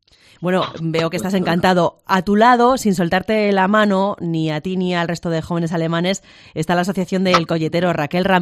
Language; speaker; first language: Spanish; native; Spanish